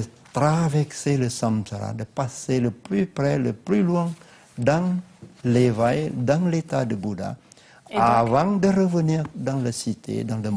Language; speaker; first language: French; non-native, learner; Lao